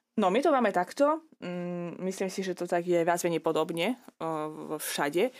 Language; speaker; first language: Slovak; non-native, fluent; Azerbaijani